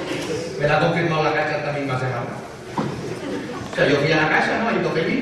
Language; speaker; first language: Spanish; native; Spanish